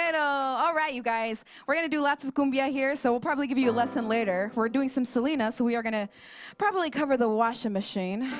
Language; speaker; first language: English; native; English